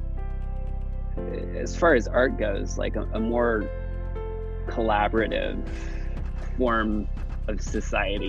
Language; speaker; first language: English; native; English